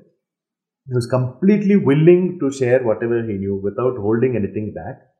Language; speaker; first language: English; non-native, local second language; Malayalam